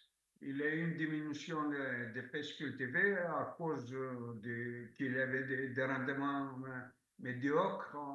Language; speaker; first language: French; non-native, fluent; Greek